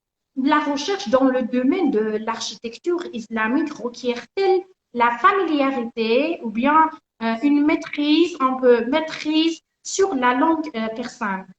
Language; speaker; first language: French; non-native, learner; Persian